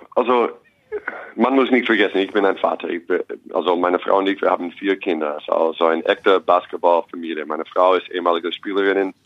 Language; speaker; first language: German; non-native, fluent; English